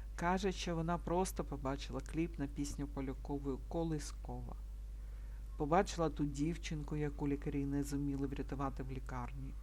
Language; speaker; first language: Ukrainian; non-native, local second language; Russian